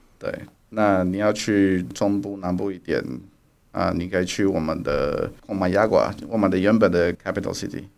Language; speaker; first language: Chinese; non-native, fluent; Spanish